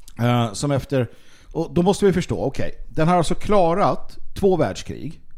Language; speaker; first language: Swedish; native; Swedish